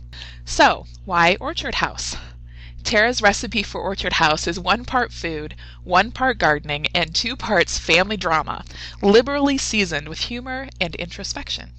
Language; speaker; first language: English; native; English